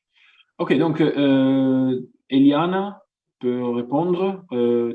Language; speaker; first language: French; non-native, fluent; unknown